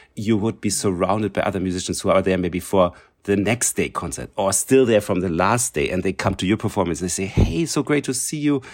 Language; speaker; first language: English; non-native, fluent; German